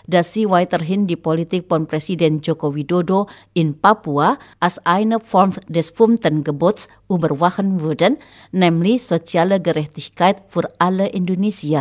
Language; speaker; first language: German; non-native, fluent; Indonesian